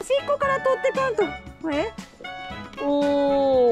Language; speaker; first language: Japanese; native; Japanese